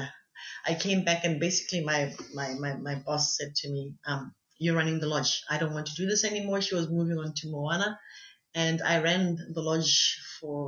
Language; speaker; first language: English; non-native, local second language; Tswana